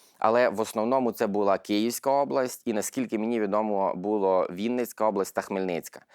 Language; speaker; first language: Ukrainian; native; Ukrainian